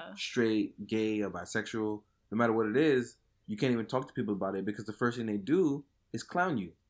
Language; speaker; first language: English; native; English